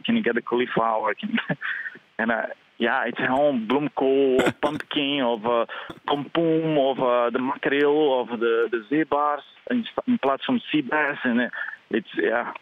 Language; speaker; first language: English; non-native, fluent; Portuguese